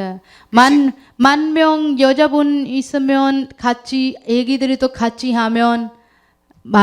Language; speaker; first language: Korean; non-native, learner; Urdu